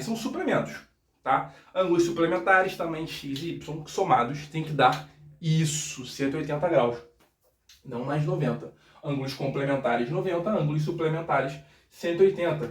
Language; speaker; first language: Portuguese; native; Portuguese